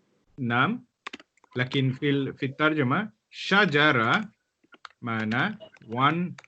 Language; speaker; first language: Arabic; non-native, fluent; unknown